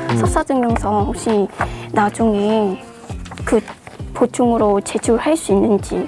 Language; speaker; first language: Korean; non-native, fluent; Vietnamese